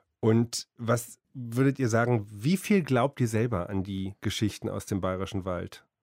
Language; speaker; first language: German; native; German